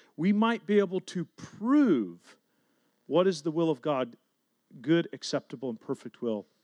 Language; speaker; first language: English; native; English